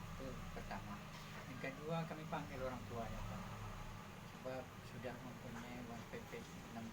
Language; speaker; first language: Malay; non-native, local second language; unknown